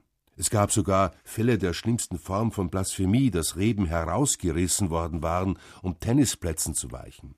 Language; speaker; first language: German; native; German